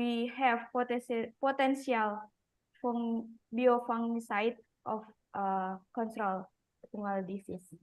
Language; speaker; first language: English; non-native, learner; Indonesian